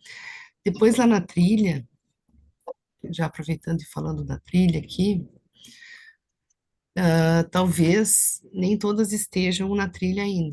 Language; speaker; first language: Portuguese; native; Portuguese